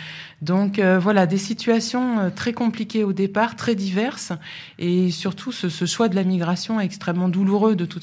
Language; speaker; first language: French; native; French